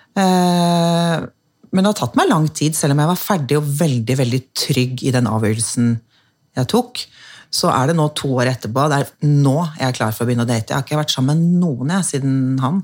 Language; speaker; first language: Norwegian; native; Norwegian